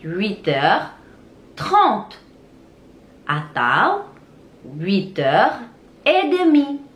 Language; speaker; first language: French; non-native, fluent; Indonesian